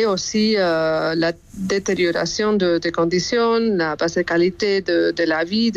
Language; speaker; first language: French; non-native, fluent; Spanish